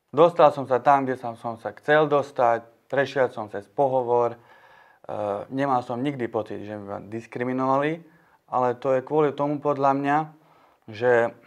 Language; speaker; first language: Slovak; non-native, local second language; Hungarian